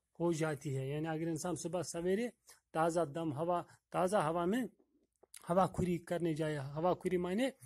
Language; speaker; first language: Urdu; non-native, local second language; Kashmiri